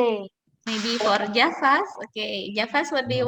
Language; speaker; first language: English; non-native, fluent; Indonesian